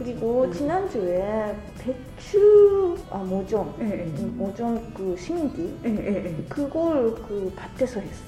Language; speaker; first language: Korean; non-native, fluent; Japanese